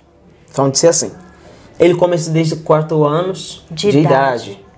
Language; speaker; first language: Portuguese; non-native, learner; Yoruba